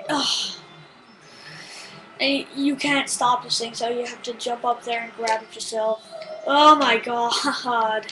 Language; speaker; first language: English; native; English